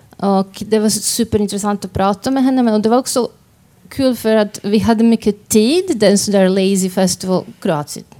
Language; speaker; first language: Swedish; non-native, fluent; Croatian